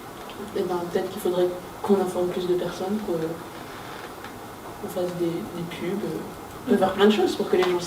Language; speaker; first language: French; native; French